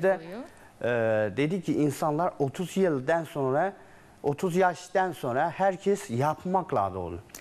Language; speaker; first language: Turkish; non-native, learner; Chinese